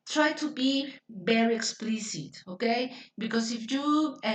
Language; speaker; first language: English; non-native, fluent; Spanish